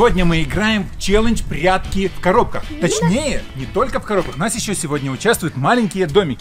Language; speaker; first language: Russian; native; Russian